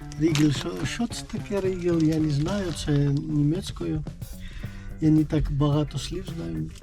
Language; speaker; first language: Ukrainian; non-native, learner; Georgian